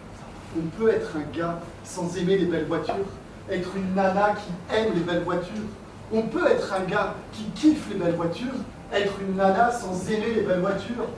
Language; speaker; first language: French; native; French